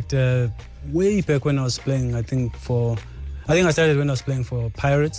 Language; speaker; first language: English; non-native, local second language; Zulu